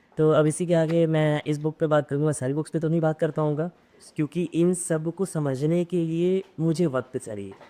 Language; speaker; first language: Hindi; native; Hindi